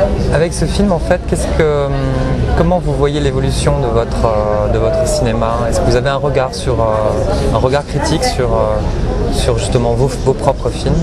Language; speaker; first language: French; native; French